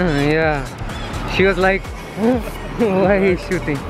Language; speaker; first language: English; non-native, local second language; Hindi